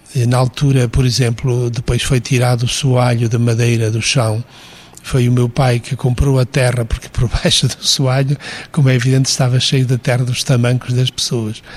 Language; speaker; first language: Portuguese; native; Portuguese